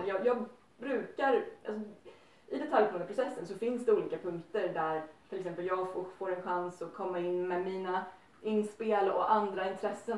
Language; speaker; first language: Swedish; native; Swedish